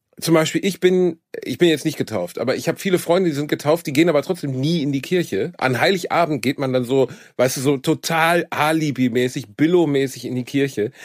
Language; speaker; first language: German; native; German